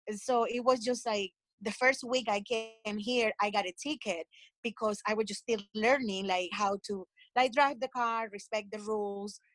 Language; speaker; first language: English; non-native, fluent; Spanish